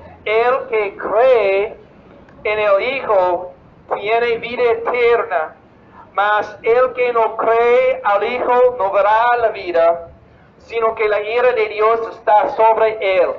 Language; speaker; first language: Spanish; non-native, fluent; English